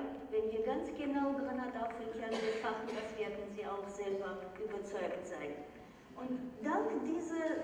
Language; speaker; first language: German; non-native, fluent; Armenian